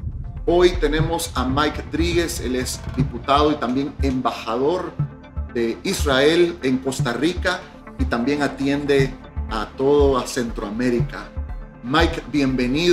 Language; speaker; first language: Spanish; native; Spanish